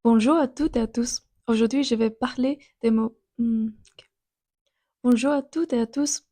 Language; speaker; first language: French; non-native, learner; English